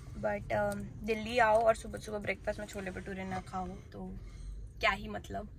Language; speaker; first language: Hindi; native; Hindi